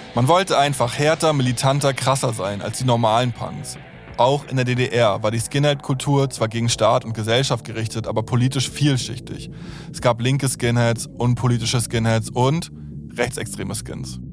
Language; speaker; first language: German; native; German